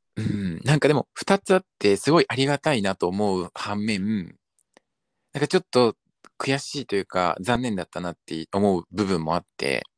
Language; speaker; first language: Japanese; early bilingual, other home language; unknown